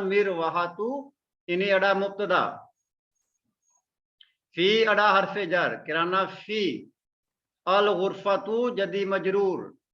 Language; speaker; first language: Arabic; non-native, fluent; Malay